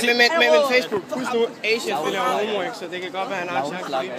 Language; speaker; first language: Danish; native; Danish